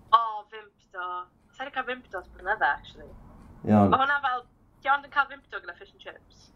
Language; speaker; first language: Welsh; native; Welsh